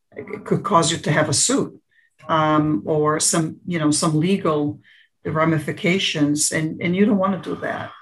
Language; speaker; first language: English; early bilingual, other home language; Portuguese